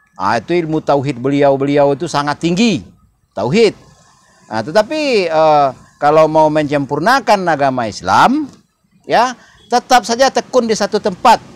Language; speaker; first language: Indonesian; non-native, local second language; Minangkabau